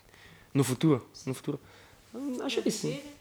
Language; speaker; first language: Portuguese; non-native, learner; Italian